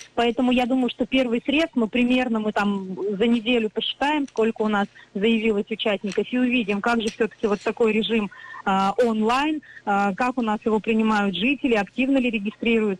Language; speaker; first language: Russian; native; Russian